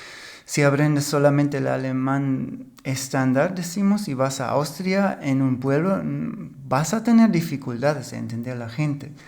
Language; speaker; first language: Spanish; non-native, fluent; German